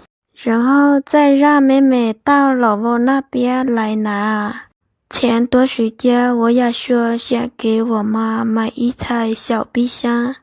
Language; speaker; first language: Chinese; non-native, fluent; Lao